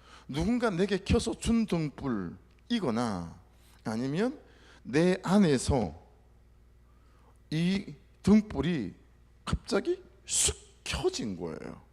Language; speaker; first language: Korean; native; Korean